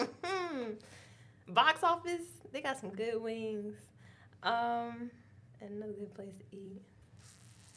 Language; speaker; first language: English; native; English